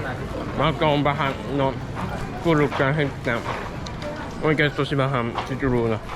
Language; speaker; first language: Finnish; non-native, learner; Japanese